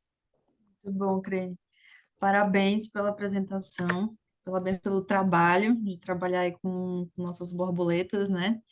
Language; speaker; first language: Portuguese; native; Portuguese